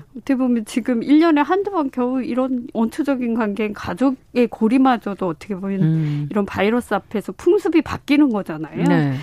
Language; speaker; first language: Korean; native; Korean